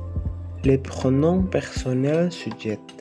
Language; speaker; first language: French; non-native, learner; Indonesian